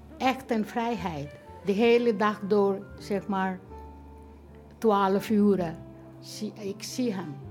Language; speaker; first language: Dutch; non-native, fluent; Bangla